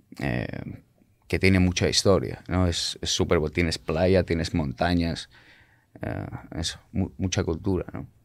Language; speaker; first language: Spanish; non-native, fluent; Georgian